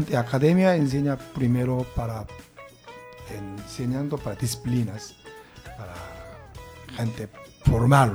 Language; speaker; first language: Spanish; non-native, learner; Korean